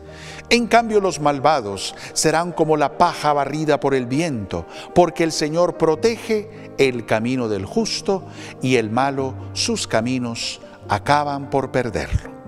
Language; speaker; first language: Spanish; native; Spanish